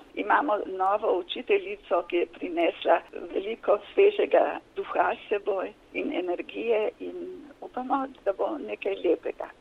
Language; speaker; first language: Slovenian; native; Slovenian